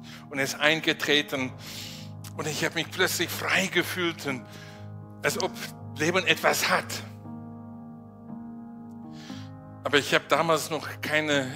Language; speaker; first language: German; non-native, fluent; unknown